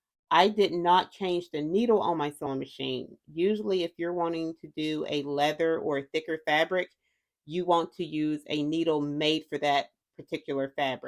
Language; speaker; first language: English; native; English